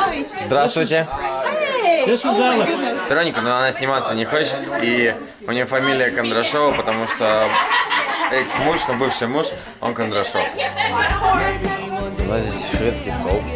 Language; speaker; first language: Russian; native; Russian